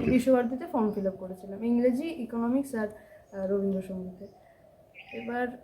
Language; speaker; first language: Bangla; native; Bangla